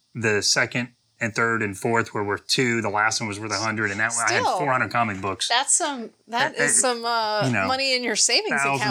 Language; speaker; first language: English; native; English